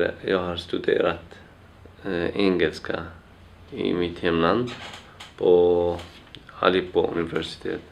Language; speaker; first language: Swedish; non-native, learner; Arabic